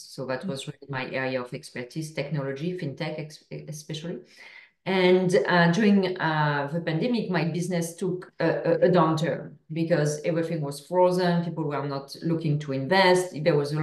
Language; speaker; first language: English; non-native, fluent; French